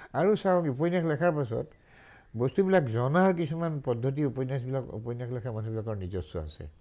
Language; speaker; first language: Assamese; native; Assamese